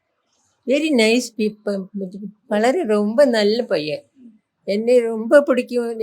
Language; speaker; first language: Tamil; non-native, local second language; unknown